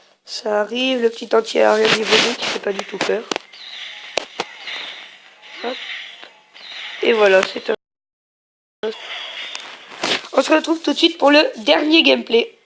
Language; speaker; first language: French; native; French